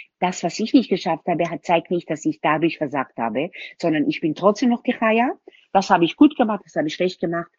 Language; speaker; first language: German; non-native, fluent; Hebrew